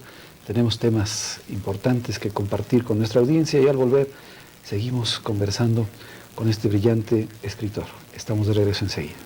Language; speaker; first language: Spanish; native; Spanish